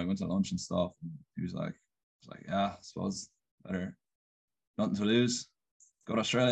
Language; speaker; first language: English; native; English